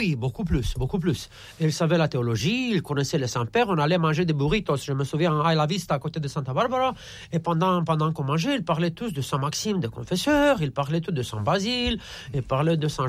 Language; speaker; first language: French; non-native, fluent; Romanian